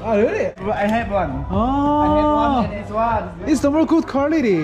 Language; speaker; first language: English; non-native, learner; Korean